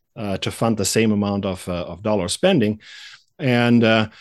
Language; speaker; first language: English; non-native, fluent; German